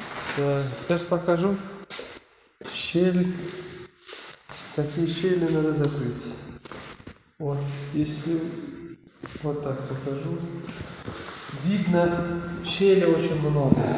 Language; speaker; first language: Russian; non-native, learner; Uzbek